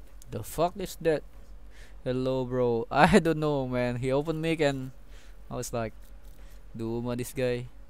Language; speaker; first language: English; non-native, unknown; Indonesian